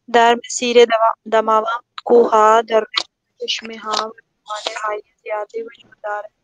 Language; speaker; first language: Persian; non-native, learner; Urdu